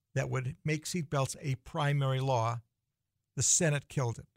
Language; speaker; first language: English; native; English